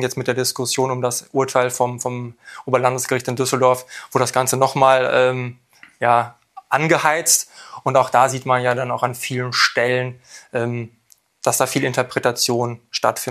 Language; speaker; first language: German; native; German